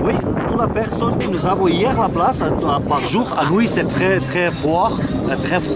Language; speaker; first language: French; non-native, learner; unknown